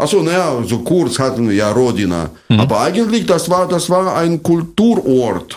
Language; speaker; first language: German; non-native, fluent; Russian